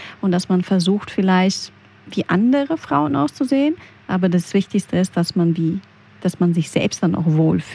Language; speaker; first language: German; native; German